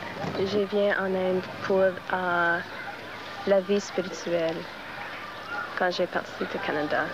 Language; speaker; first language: French; non-native, learner; English